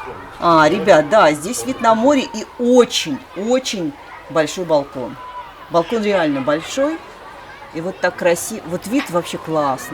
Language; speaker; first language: Russian; native; Russian